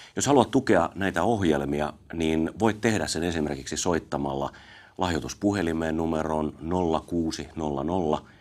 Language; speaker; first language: Finnish; native; Finnish